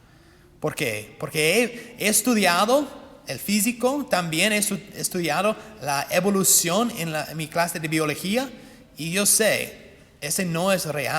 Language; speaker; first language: Spanish; non-native, fluent; English